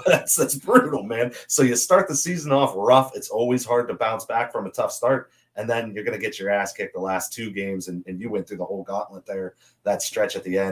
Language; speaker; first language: English; native; English